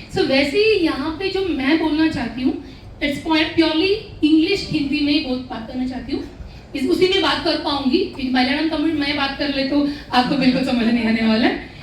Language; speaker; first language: Hindi; non-native, local second language; Malayalam